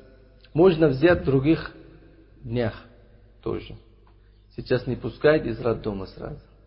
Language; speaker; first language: Russian; non-native, fluent; Uzbek